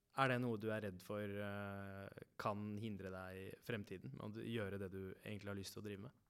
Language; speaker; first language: Norwegian; native; Norwegian